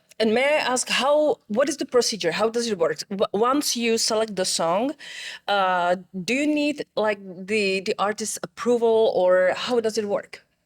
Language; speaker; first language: English; non-native, fluent; Czech